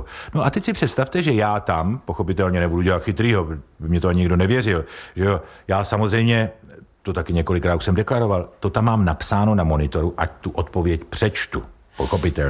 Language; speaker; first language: Czech; native; Czech